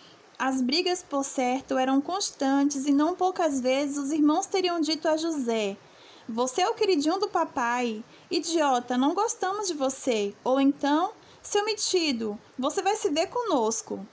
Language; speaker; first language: Portuguese; native; Portuguese